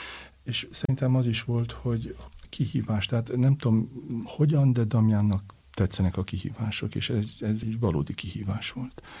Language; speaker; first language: Hungarian; native; Hungarian